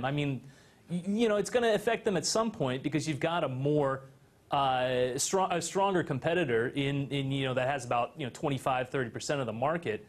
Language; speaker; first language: English; native; English